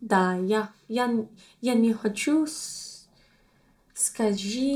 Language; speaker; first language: Russian; non-native, learner; English